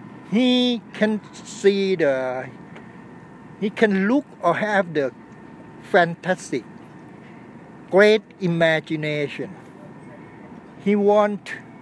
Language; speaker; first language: English; non-native, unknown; Thai